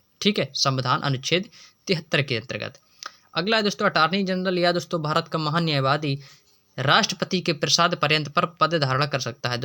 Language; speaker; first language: Hindi; native; Hindi